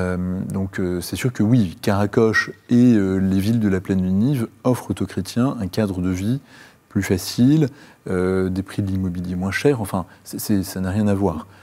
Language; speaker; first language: French; native; French